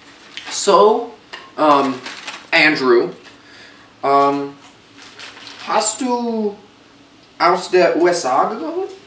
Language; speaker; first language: German; non-native, learner; English